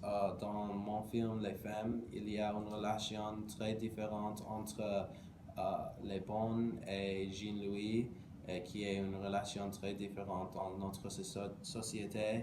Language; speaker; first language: French; non-native, learner; English